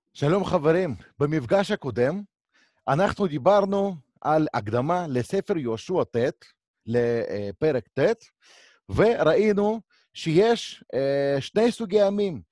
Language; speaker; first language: Hebrew; native; Hebrew